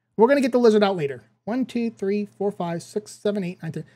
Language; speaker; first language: English; native; English